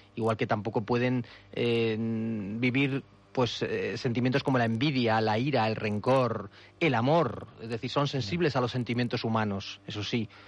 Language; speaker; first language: Spanish; native; Spanish